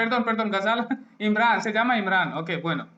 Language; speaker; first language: Spanish; non-native, learner; Hindi